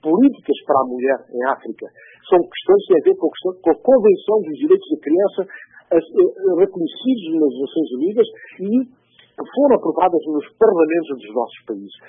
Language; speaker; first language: Portuguese; non-native, local second language; Upper Guinea Crioulo